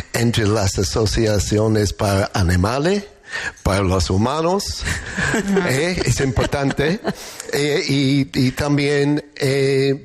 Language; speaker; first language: Spanish; non-native, fluent; English